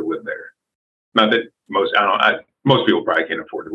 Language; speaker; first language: English; native; English